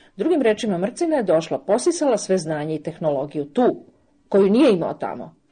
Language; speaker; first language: Serbian; native; Serbian